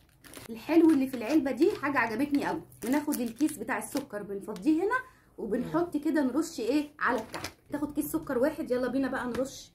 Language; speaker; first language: Arabic; native; Arabic